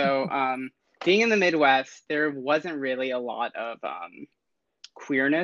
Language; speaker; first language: English; native; English